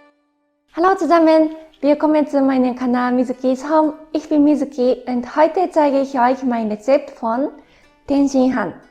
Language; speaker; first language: German; non-native, fluent; Japanese